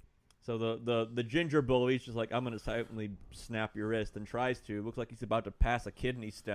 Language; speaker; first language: English; native; English